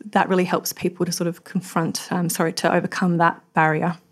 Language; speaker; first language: English; native; English